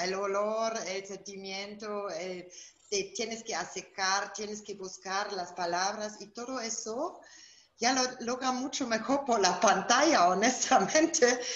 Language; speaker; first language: Spanish; non-native, fluent; German